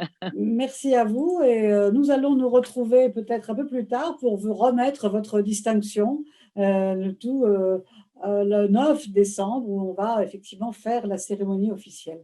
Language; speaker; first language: French; native; French